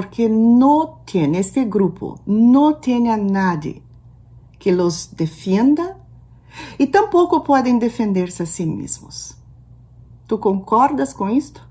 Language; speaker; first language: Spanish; non-native, learner; Portuguese